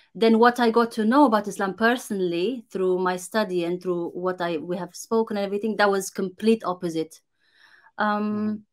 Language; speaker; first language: English; non-native, fluent; Romanian